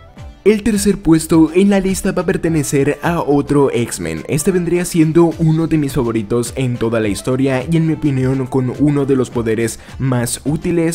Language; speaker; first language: Spanish; native; Spanish